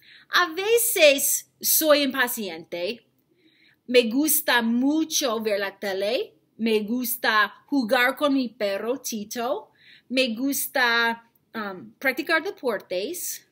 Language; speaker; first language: Spanish; non-native, fluent; English